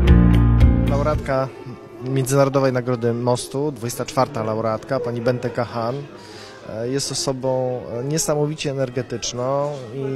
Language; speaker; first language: Polish; native; Polish